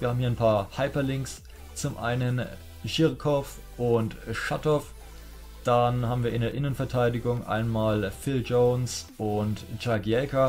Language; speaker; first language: German; native; German